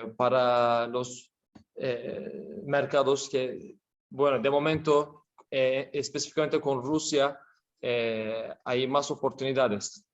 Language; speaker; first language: Spanish; non-native, learner; Turkish